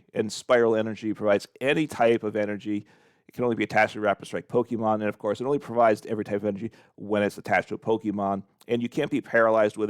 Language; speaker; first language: English; native; English